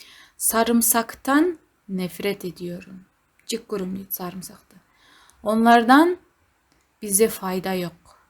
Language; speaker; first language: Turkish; non-native, fluent; Kazakh